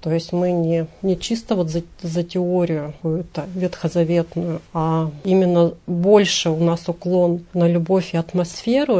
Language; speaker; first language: Russian; native; Russian